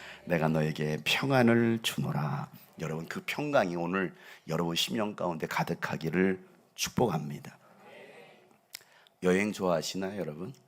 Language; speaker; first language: Korean; native; Korean